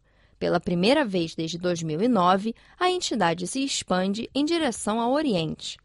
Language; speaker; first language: Portuguese; non-native, fluent; Chinese